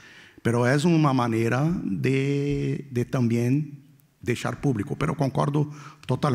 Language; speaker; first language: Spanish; non-native, fluent; Portuguese